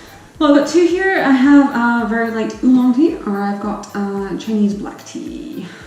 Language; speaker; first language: English; native; English